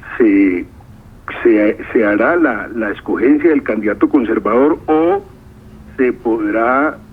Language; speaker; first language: Spanish; native; Spanish